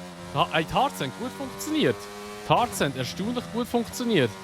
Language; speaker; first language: German; native; German